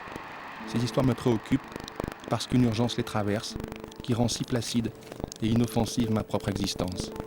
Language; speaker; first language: French; native; French